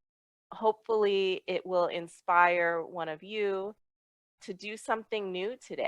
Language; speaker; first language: English; native; English